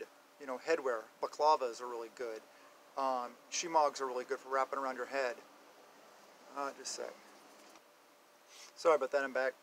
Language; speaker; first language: English; native; English